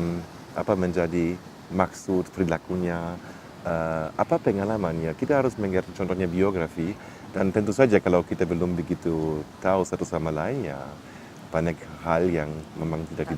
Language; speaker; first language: Indonesian; non-native, fluent; German